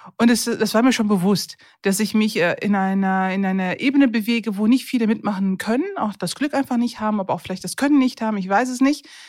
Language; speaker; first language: German; early bilingual, other home language; Turkish